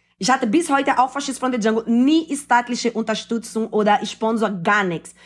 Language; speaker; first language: German; non-native, fluent; Portuguese